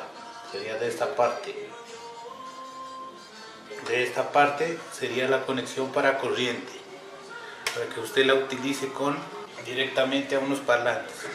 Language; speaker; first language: Spanish; native; Spanish